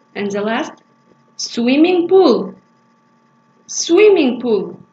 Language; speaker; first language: English; non-native, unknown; Kazakh